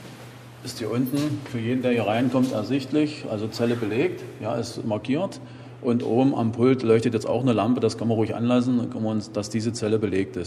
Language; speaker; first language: German; native; German